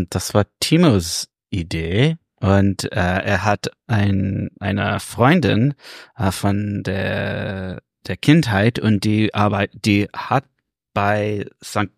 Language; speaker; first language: German; non-native, learner; English